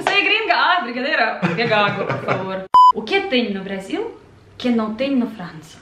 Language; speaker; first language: Portuguese; non-native, learner; Russian